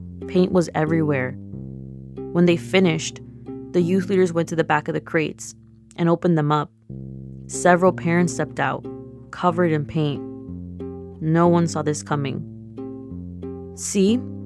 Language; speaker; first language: English; early bilingual, other home language; Spanish